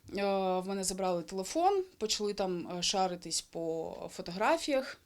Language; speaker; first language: Ukrainian; non-native, local second language; Russian